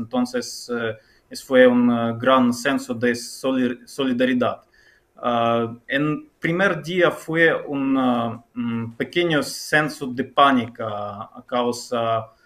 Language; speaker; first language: Spanish; non-native, fluent; Ukrainian